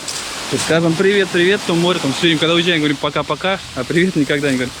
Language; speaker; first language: Russian; native; Russian